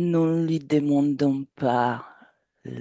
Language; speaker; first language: French; non-native, fluent; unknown